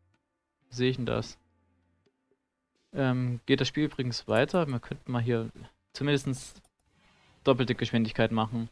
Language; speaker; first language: German; native; German